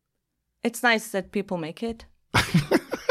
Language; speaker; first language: English; non-native, fluent; Bosnian